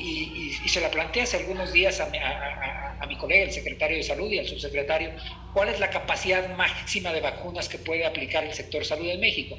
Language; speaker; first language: Spanish; native; Spanish